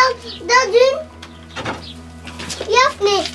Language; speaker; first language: Dutch; early bilingual, heritage; Dutch